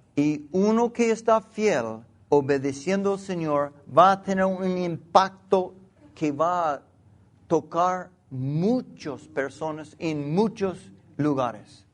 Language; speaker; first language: Spanish; non-native, learner; English